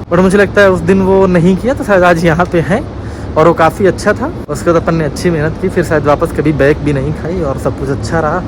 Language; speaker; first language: Hindi; native; Hindi